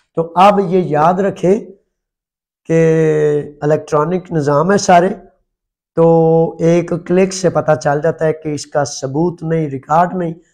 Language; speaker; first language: Urdu; non-native, local second language; Punjabi